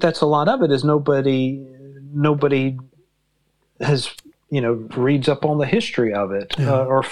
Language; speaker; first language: English; native; English